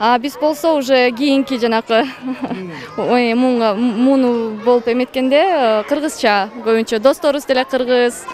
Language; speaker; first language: Kyrgyz; non-native, local second language; Russian